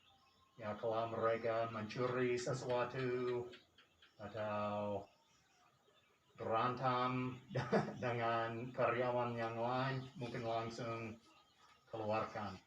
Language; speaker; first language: Indonesian; non-native, fluent; English